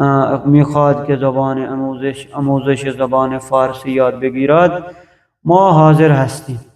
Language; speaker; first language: Persian; non-native, fluent; Urdu